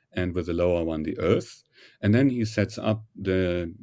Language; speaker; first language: English; non-native, fluent; German